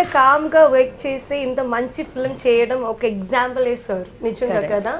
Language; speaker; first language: Telugu; non-native, learner; Malayalam